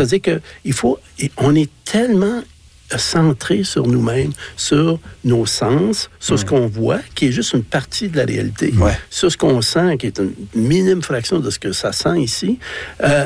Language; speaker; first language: French; native; French